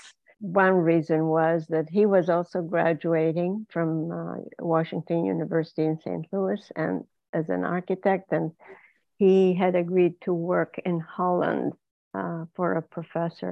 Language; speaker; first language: English; non-native, fluent; Ladino